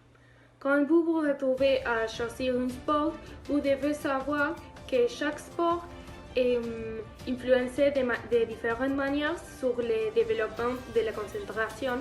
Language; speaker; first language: French; non-native, learner; Spanish